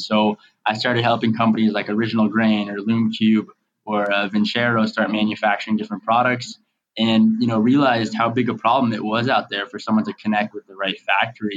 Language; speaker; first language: English; native; English